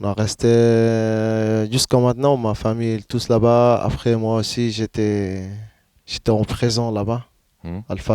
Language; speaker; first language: French; non-native, learner; Arabic